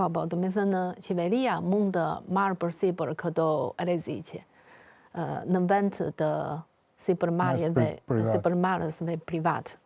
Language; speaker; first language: Albanian; non-native, fluent; Chinese